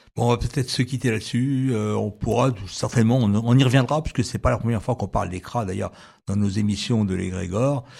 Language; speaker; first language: French; native; French